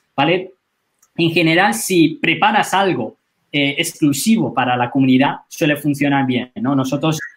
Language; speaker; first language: Spanish; non-native, fluent; Chinese